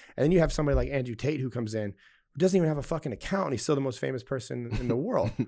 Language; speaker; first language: English; native; English